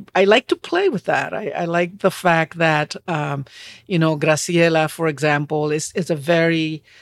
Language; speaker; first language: English; non-native, fluent; Spanish